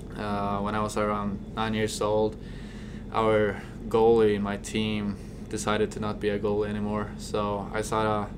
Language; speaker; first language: English; non-native, fluent; Swedish